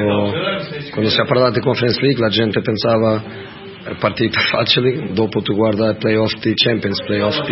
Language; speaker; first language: Italian; non-native, fluent; Portuguese